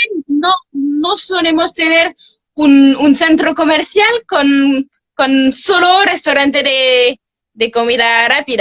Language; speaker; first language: Spanish; non-native, fluent; French